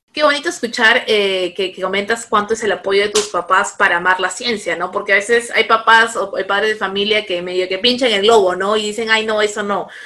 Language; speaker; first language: Spanish; native; Spanish